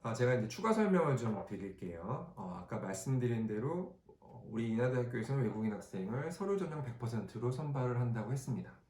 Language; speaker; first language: Korean; native; Korean